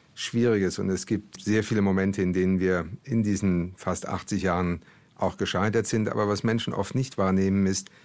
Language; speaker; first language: German; early bilingual, other home language; Portuguese